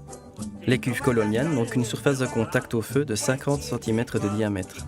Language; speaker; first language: French; native; French